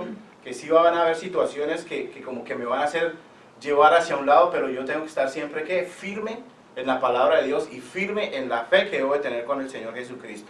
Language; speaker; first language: Spanish; native; Spanish